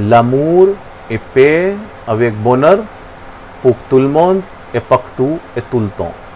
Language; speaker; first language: French; non-native, learner; Hindi